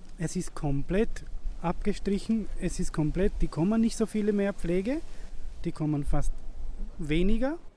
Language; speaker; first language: German; non-native, learner; Romanian